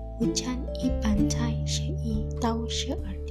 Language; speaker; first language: Chinese; non-native, learner; Indonesian